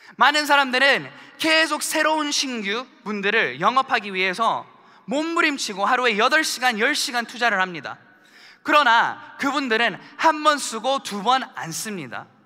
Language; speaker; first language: Korean; early bilingual, heritage; Korean